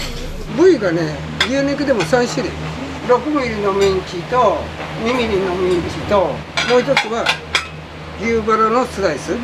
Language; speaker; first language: Japanese; native; Japanese